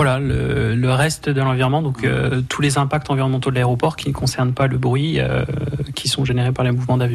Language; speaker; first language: French; native; French